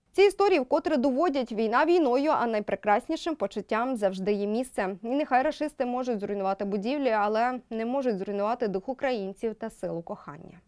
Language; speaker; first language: Ukrainian; native; Ukrainian